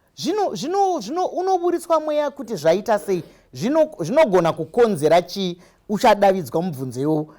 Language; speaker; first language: Shona; native; Shona